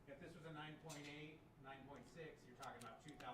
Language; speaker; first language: English; native; English